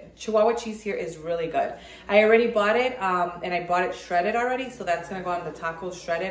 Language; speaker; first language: English; early bilingual, other home language; Spanish